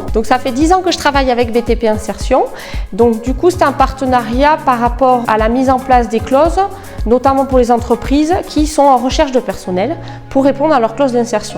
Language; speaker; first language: French; native; French